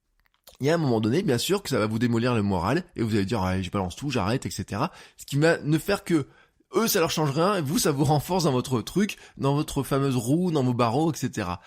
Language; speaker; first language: French; native; French